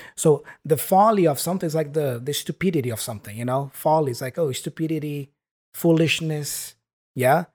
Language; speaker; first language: English; non-native, fluent; Portuguese